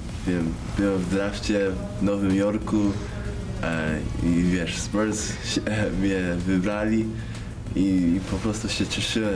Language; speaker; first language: Polish; early bilingual, heritage; English